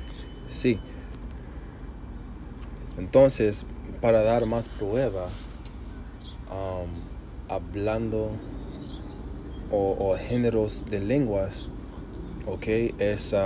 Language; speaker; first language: Spanish; non-native, learner; English